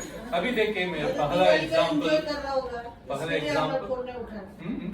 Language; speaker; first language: Hindi; non-native, local second language; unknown